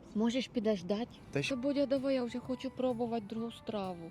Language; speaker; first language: Ukrainian; non-native, learner; Czech